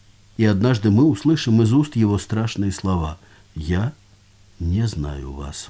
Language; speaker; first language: Russian; native; Russian